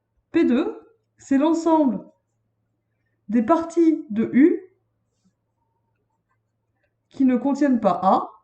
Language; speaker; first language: French; native; French